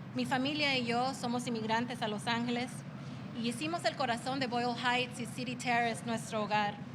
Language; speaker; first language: Spanish; early bilingual, other home language; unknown